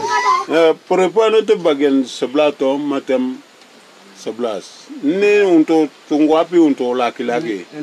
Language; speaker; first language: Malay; non-native, local second language; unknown